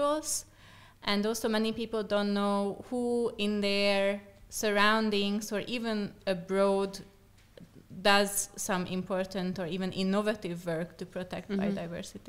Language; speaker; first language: English; non-native, fluent; Slovak